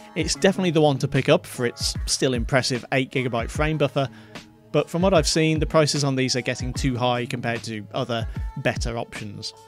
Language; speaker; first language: English; native; English